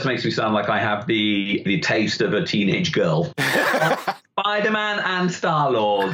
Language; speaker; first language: English; native; English